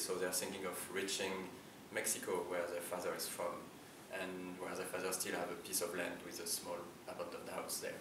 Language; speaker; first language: English; non-native, fluent; French